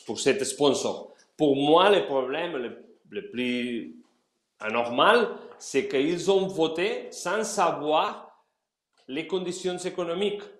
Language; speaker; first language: French; non-native, fluent; Spanish